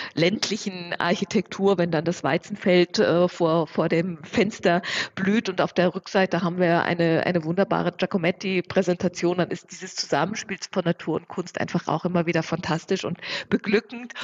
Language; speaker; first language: German; native; German